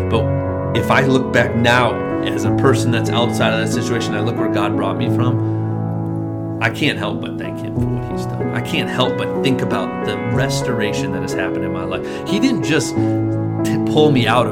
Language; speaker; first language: English; native; English